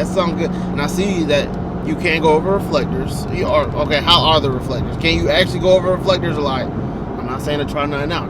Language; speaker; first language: English; native; English